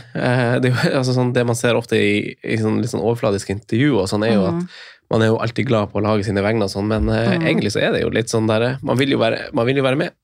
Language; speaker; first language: Norwegian; native; Norwegian